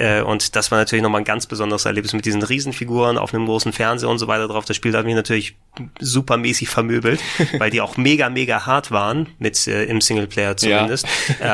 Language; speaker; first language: German; native; German